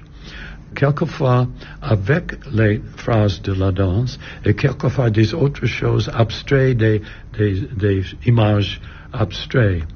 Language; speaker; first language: French; non-native, learner; English